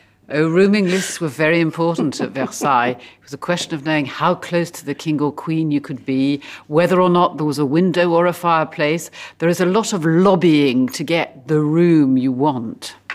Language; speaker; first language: English; native; English